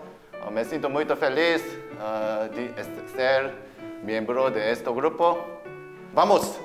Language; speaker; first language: Spanish; non-native, learner; Korean